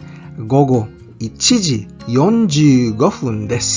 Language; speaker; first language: Japanese; non-native, fluent; Filipino